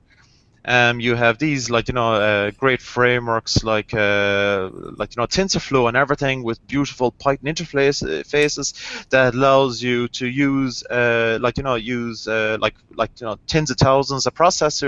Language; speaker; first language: English; native; English